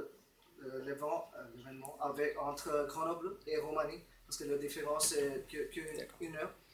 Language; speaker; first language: French; non-native, fluent; Romanian